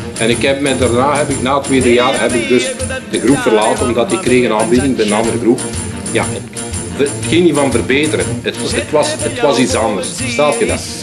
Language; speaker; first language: Dutch; early bilingual, other home language; Italian